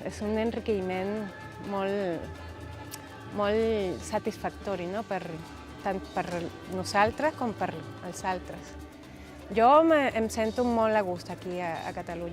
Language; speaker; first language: Catalan; non-native, fluent; Spanish